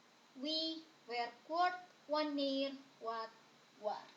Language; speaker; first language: Dutch; non-native, fluent; Indonesian